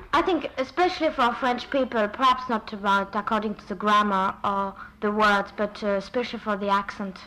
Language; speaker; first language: English; non-native, fluent; French